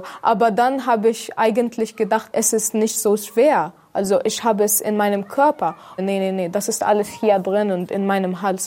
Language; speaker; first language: German; non-native, learner; Arabic